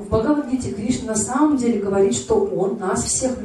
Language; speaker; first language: Russian; native; Russian